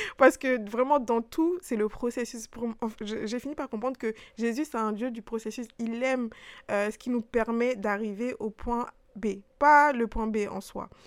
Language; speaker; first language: French; early bilingual, other home language; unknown